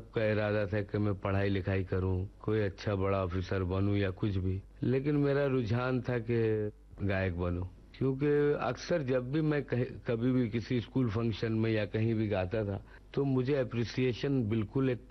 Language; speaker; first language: Hindi; non-native, local second language; Urdu